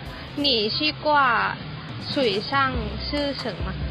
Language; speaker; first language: Chinese; non-native, learner; Thai